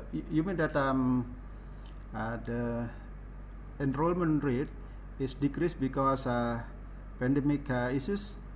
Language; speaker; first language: English; non-native, fluent; Indonesian